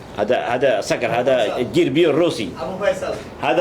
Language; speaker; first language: Arabic; non-native, learner; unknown